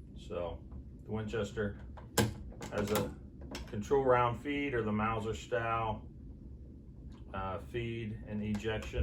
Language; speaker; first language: English; native; English